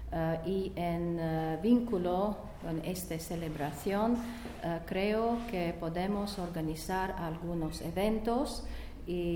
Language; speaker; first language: Spanish; non-native, learner; Latvian